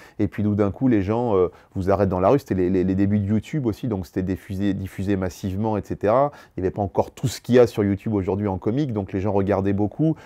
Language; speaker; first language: French; native; French